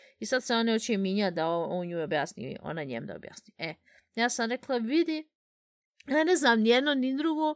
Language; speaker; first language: Bosnian; early bilingual, heritage; Bosnian